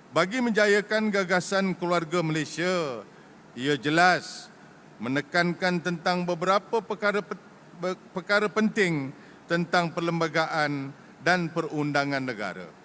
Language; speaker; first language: Malay; native; Malay